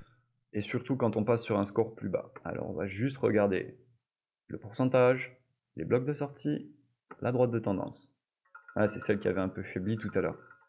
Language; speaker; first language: French; native; French